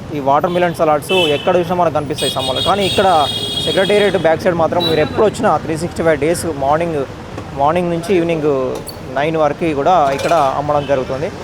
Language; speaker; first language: Telugu; native; Telugu